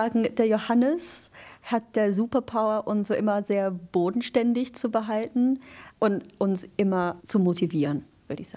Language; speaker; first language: German; non-native, fluent; English